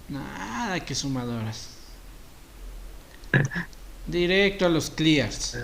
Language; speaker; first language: Spanish; native; Spanish